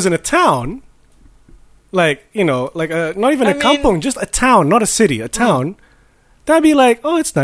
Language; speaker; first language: English; native; English